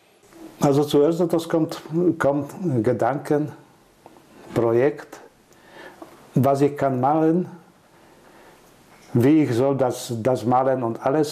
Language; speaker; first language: German; non-native, learner; Polish